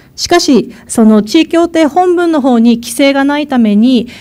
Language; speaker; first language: Japanese; native; Japanese